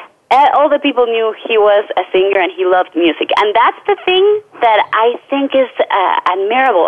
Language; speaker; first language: English; non-native, fluent; Spanish